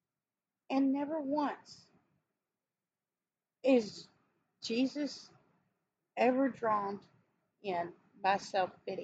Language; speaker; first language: English; native; English